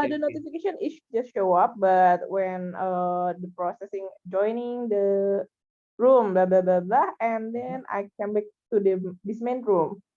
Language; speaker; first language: English; non-native, learner; Indonesian